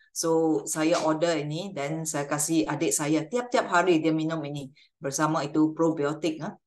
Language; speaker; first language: Malay; native; Malay